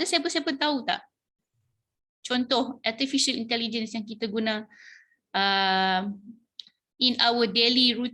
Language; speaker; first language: Malay; native; Malay